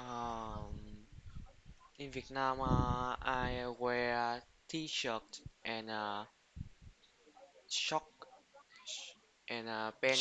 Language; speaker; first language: English; non-native, learner; Vietnamese